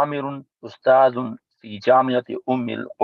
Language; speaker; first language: Arabic; non-native, learner; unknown